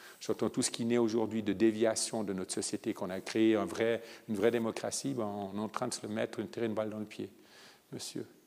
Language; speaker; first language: French; early bilingual, other home language; Italian